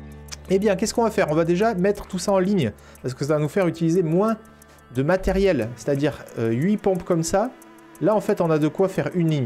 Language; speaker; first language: French; native; French